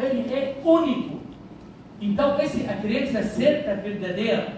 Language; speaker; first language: Portuguese; non-native, learner; Arabic